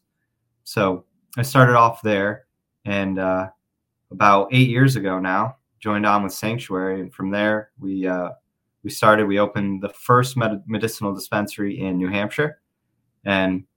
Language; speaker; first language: English; native; English